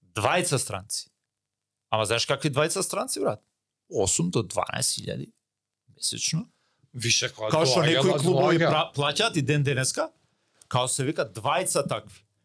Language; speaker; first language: Macedonian; native; Macedonian